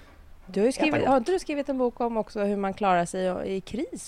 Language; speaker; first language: Swedish; native; Swedish